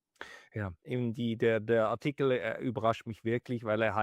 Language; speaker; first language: German; native; German